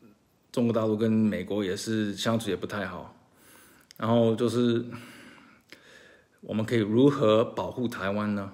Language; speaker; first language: Chinese; early bilingual, heritage; Chinese